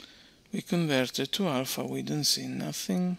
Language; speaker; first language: English; non-native, fluent; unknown